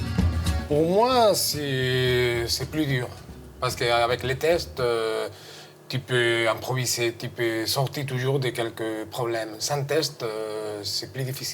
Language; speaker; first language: French; non-native, fluent; Spanish